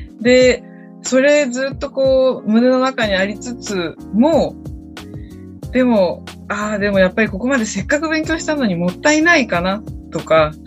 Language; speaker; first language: Japanese; native; Japanese